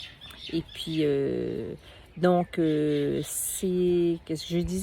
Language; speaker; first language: French; native; French